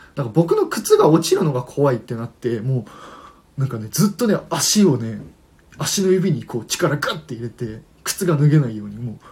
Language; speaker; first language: Japanese; native; Japanese